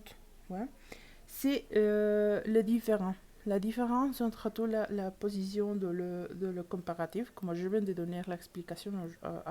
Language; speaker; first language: French; non-native, learner; Spanish